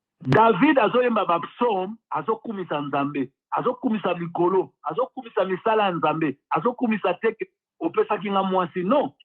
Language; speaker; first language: Lingala; native; Lingala